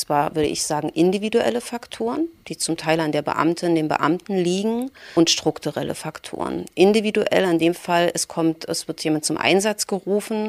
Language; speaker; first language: German; native; German